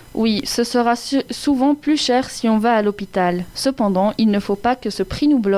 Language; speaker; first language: French; native; French